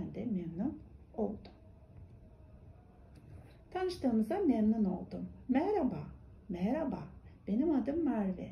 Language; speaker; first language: Turkish; non-native, fluent; Kazakh